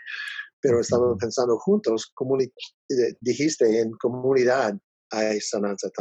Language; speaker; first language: Spanish; non-native, learner; English